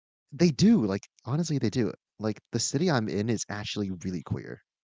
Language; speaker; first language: English; native; English